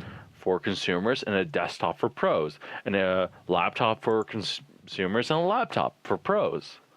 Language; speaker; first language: English; native; English